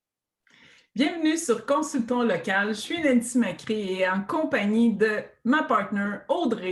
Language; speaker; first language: French; native; French